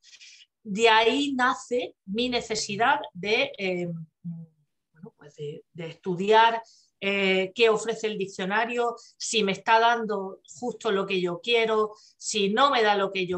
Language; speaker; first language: Spanish; native; Spanish